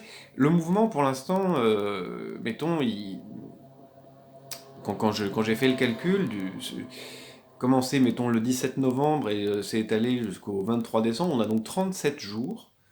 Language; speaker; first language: French; native; French